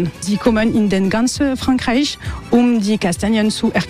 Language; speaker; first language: German; non-native, learner; French